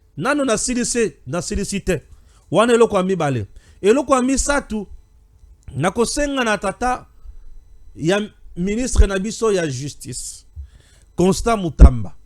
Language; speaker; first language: Lingala; non-native, local second language; Luba-Lulua